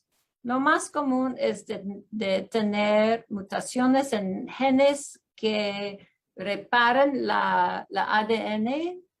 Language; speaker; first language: Spanish; non-native, fluent; English